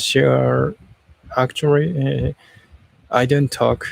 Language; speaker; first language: English; non-native, learner; Japanese